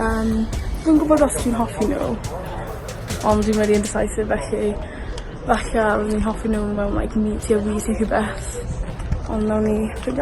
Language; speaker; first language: Welsh; non-native, local second language; English